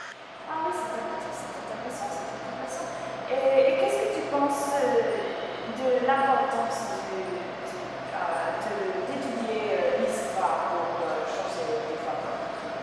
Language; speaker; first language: French; non-native, learner; English